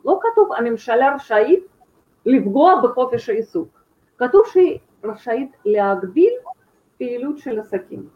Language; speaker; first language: Hebrew; non-native, fluent; Russian